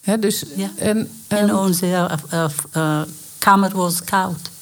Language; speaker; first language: Dutch; non-native, learner; Persian